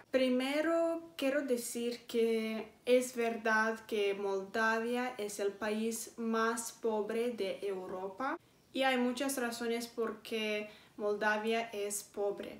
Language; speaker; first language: Spanish; non-native, fluent; Romanian